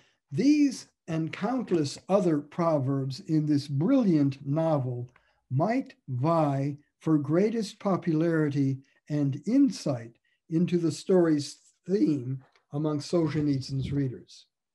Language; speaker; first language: English; native; English